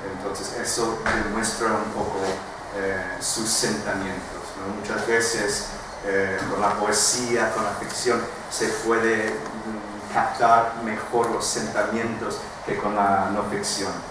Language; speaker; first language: Spanish; non-native, fluent; English